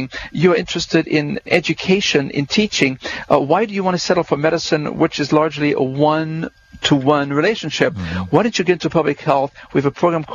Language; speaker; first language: English; non-native, fluent; German